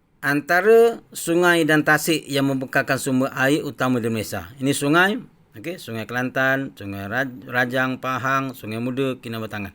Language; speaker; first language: Malay; native; Malay